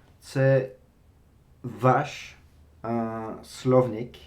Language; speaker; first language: Ukrainian; non-native, learner; French